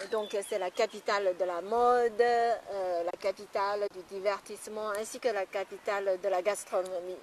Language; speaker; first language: French; non-native, fluent; Chinese